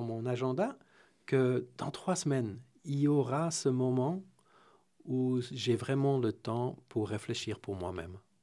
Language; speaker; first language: French; non-native, fluent; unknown